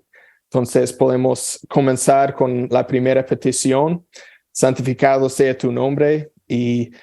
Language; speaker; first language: Spanish; non-native, fluent; English